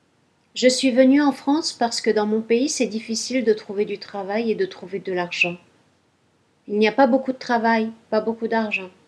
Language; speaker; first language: French; non-native, learner; Ukrainian